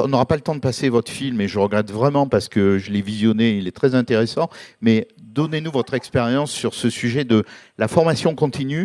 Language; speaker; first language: French; native; French